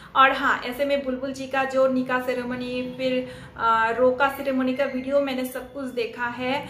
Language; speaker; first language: Hindi; non-native, local second language; Bangla